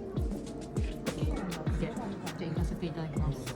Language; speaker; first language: Japanese; native; Japanese